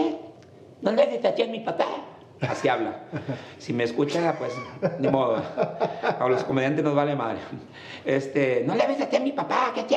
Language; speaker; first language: Spanish; native; Spanish